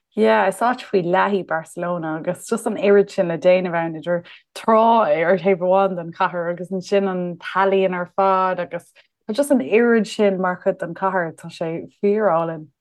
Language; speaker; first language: Irish; non-native, local second language; English